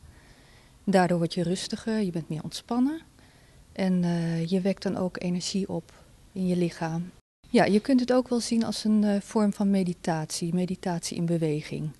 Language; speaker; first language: Dutch; native; Dutch